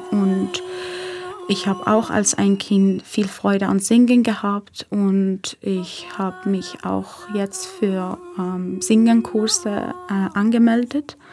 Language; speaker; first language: German; non-native, fluent; Persian